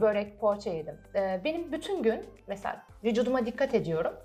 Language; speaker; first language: Turkish; early bilingual, other home language; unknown